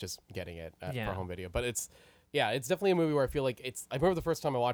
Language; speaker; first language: English; native; English